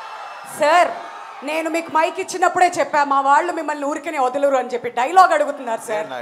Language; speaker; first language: Telugu; native; Telugu